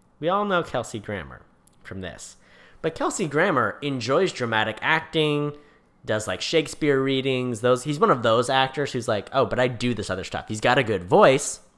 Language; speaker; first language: English; native; English